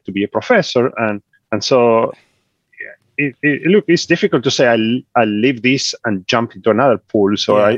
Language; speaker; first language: English; non-native, fluent; Spanish